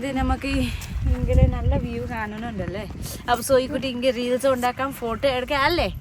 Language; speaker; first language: Malayalam; non-native, learner; Nepali